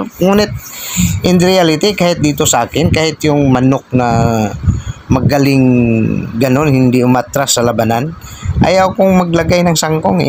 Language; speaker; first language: Filipino; non-native, local second language; Cebuano